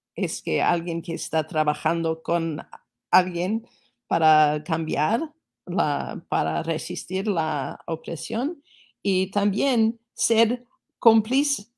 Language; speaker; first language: Spanish; non-native, fluent; English